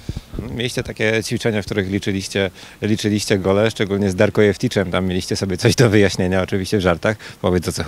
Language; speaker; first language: Polish; native; Polish